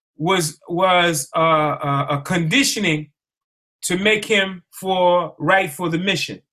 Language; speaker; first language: English; native; English